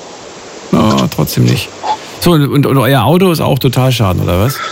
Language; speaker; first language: German; native; German